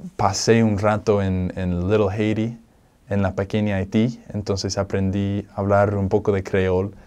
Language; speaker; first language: Spanish; non-native, fluent; English